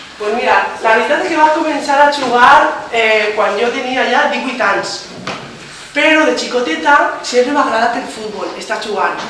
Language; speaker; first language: Catalan; native; Catalan